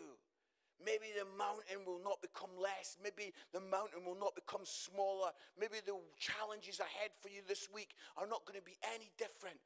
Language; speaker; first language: English; native; English